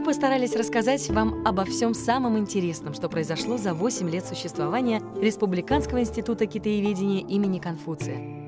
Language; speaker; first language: Russian; native; Russian